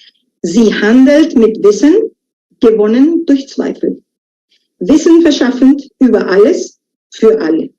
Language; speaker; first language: German; non-native, fluent; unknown